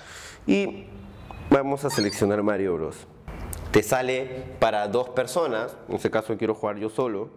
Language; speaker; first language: Spanish; native; Spanish